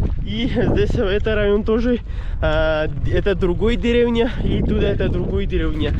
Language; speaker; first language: Russian; non-native, learner; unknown